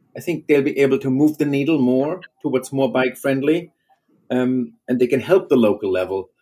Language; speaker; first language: English; non-native, fluent; German